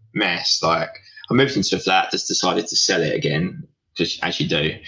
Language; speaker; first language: English; native; English